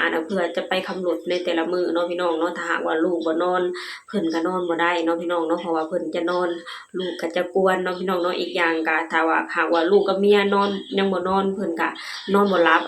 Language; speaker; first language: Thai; non-native, local second language; Lao